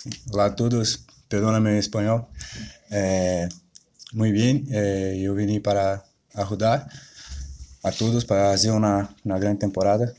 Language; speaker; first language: Spanish; non-native, learner; Portuguese